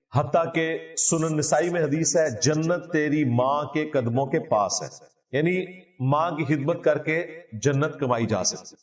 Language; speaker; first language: Urdu; non-native, local second language; Punjabi